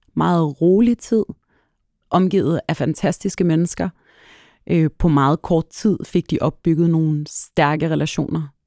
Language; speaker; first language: Danish; early bilingual, other home language; Arabic